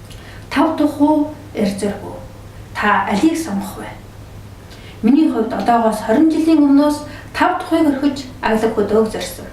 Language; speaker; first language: Mongolian; native; Mongolian